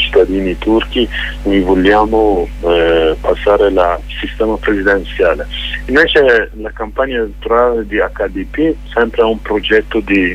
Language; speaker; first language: Italian; non-native, fluent; Kurdish